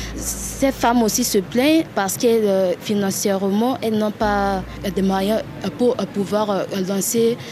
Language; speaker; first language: French; non-native, local second language; Sango